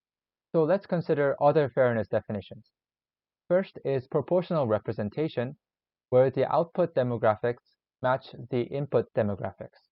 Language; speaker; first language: English; non-native, learner; Korean